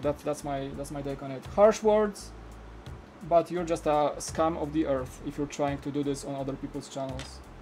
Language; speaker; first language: English; non-native, fluent; Polish